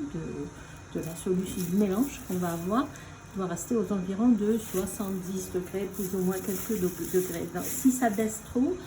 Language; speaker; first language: French; non-native, local second language; Arabic